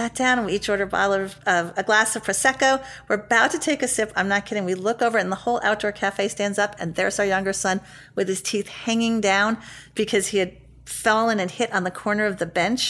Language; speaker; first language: English; native; English